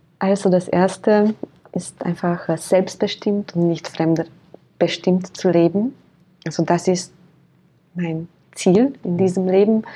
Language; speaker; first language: German; non-native, fluent; Hungarian